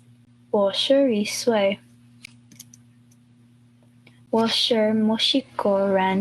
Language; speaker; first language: Chinese; non-native, learner; Spanish